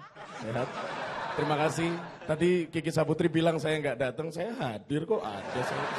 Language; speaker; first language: Indonesian; native; Indonesian